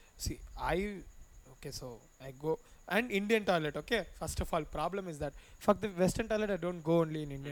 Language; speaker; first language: English; non-native, local second language; Tamil